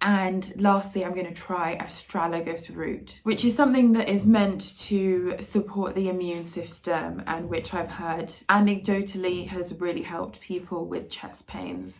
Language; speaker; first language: English; native; English